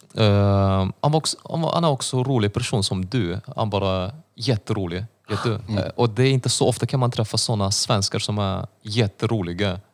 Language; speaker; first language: Swedish; non-native, fluent; Russian